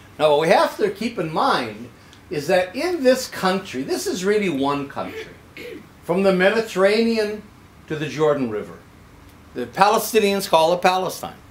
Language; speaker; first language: English; native; English